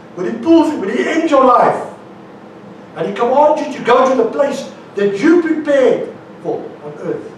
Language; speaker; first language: English; non-native, local second language; Afrikaans